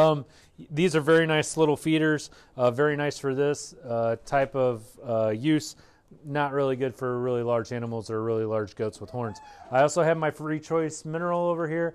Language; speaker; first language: English; native; English